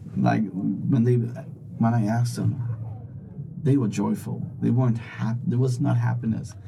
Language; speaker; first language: English; non-native, fluent; Swedish